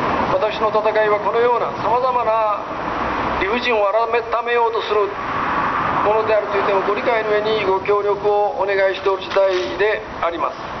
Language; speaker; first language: Japanese; native; Japanese